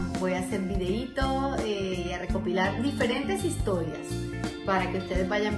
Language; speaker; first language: Spanish; native; Spanish